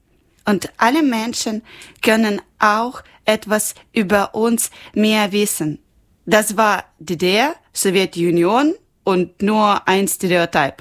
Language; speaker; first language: German; non-native, local second language; Ukrainian